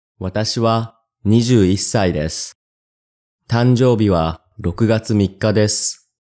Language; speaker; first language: Japanese; non-native, learner; English